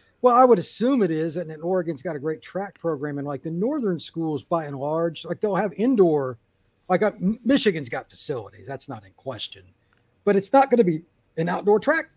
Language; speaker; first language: English; native; English